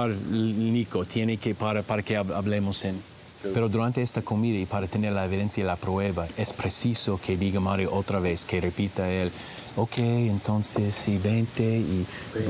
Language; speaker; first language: Spanish; non-native, learner; English